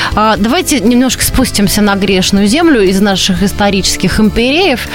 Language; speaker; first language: Russian; native; Russian